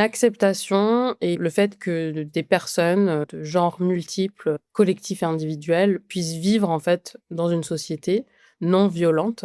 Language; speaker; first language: French; native; French